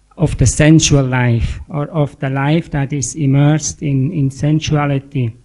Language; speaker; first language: English; non-native, fluent; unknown